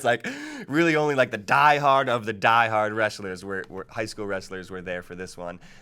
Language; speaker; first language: English; native; English